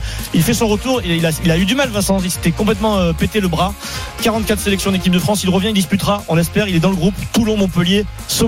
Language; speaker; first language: French; native; French